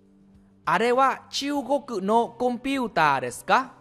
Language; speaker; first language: Japanese; non-native, fluent; Vietnamese